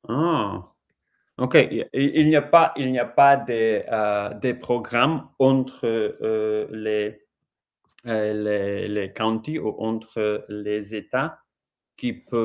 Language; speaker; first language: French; non-native, learner; English